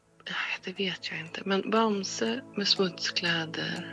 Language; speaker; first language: Swedish; native; Swedish